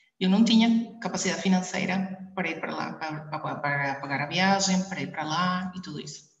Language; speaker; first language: Portuguese; early bilingual, heritage; Spanish